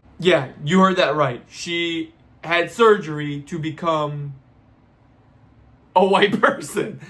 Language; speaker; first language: English; native; English